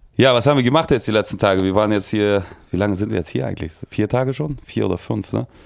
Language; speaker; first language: German; early bilingual, other home language; Russian